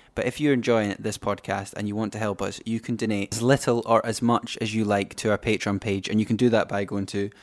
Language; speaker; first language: English; native; English